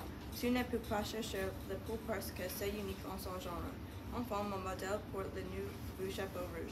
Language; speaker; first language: French; non-native, learner; English